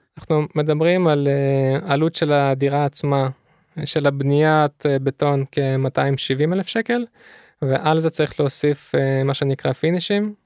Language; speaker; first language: Hebrew; early bilingual, other home language; Russian